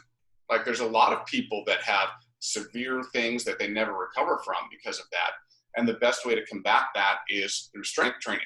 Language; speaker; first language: English; native; English